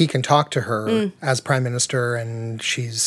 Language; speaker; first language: English; native; English